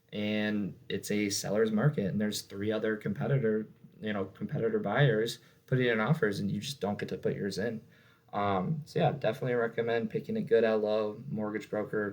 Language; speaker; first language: English; native; English